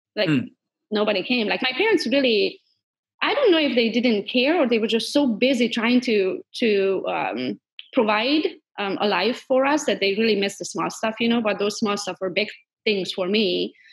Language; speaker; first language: English; non-native, fluent; Hungarian